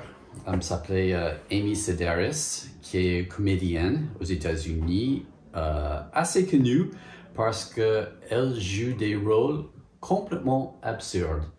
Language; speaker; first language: French; non-native, fluent; English